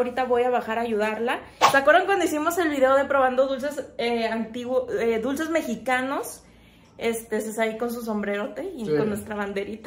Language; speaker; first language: Spanish; native; Spanish